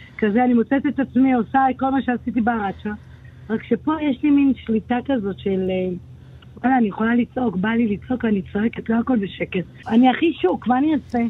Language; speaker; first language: Hebrew; native; Hebrew